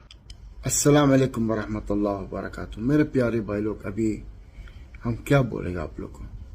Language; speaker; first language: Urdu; non-native, learner; Arabic